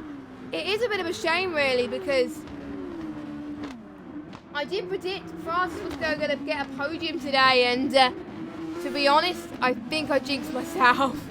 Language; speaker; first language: English; native; English